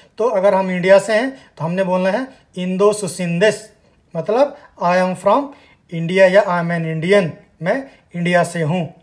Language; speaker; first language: Hindi; native; Hindi